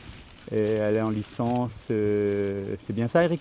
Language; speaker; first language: French; non-native, local second language; Réunion Creole French